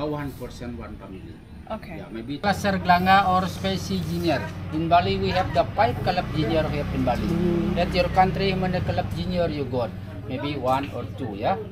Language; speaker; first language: English; non-native, learner; Indonesian